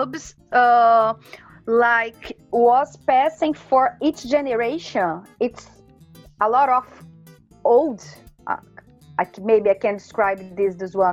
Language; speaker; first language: English; non-native, learner; Portuguese